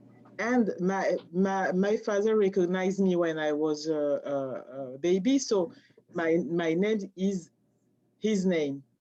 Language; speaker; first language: English; non-native, learner; French